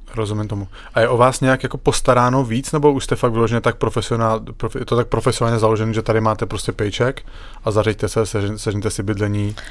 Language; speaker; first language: Czech; native; Czech